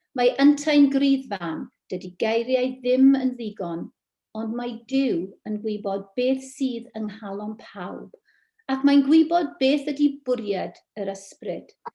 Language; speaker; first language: Welsh; non-native, local second language; English